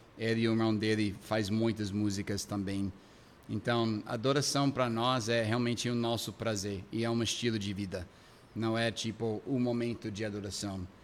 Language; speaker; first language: Portuguese; non-native, fluent; English